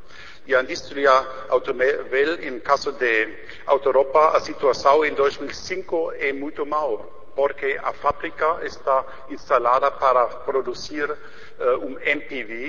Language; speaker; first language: Portuguese; non-native, learner; German